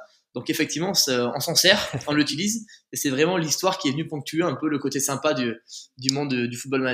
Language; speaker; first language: French; native; French